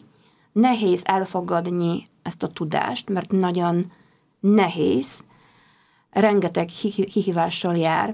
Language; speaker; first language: Hungarian; non-native, fluent; Polish